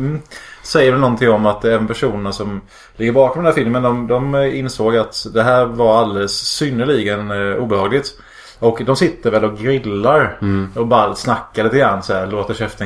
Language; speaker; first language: Swedish; native; Swedish